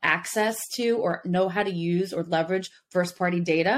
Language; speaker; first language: English; native; English